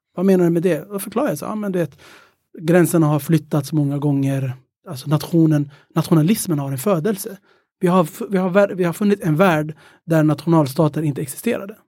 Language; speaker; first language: Swedish; early bilingual, other home language; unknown